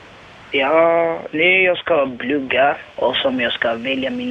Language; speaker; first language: Swedish; non-native, learner; Somali